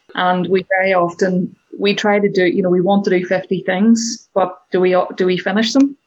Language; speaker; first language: English; native; English